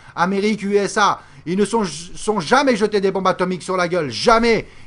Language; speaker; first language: French; native; French